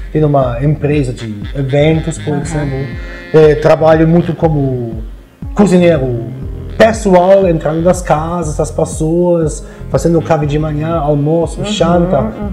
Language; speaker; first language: Portuguese; non-native, fluent; German